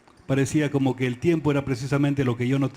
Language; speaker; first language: Spanish; native; Spanish